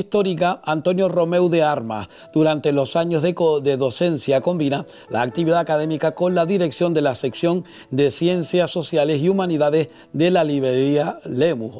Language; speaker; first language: Spanish; native; Spanish